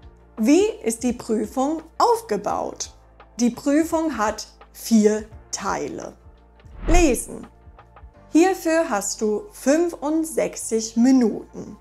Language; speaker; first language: German; non-native, fluent; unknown